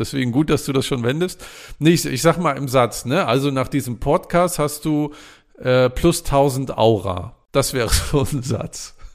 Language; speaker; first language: German; native; German